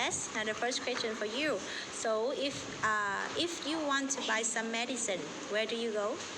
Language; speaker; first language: English; non-native, fluent; Vietnamese